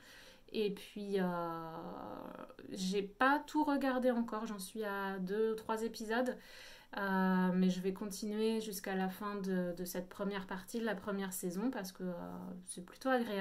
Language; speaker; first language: French; native; French